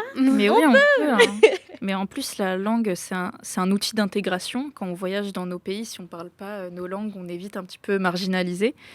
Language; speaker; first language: French; native; French